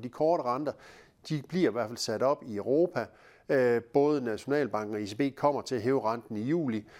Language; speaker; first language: Danish; native; Danish